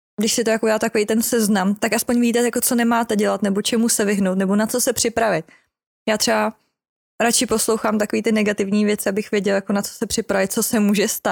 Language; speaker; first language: Czech; native; Czech